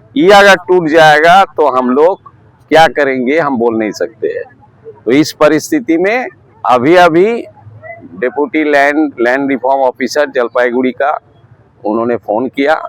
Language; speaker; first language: Hindi; non-native, local second language; Bangla